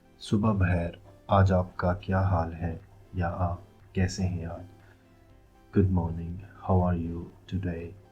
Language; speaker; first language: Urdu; native; Urdu